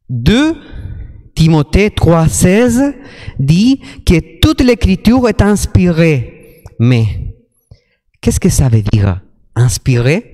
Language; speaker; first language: French; non-native, fluent; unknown